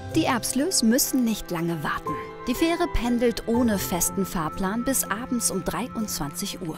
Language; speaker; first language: German; native; German